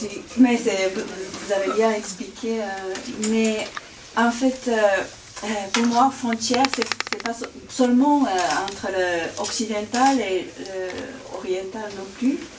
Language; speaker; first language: French; non-native, fluent; Japanese